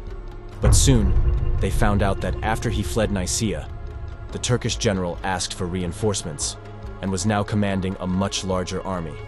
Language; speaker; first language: English; native; English